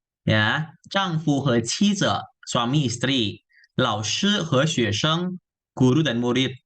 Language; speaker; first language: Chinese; non-native, fluent; Indonesian